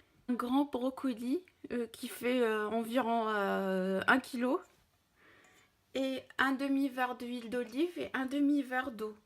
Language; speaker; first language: French; non-native, local second language; Arabic